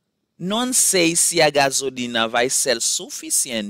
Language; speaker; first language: Portuguese; non-native, fluent; Haitian Creole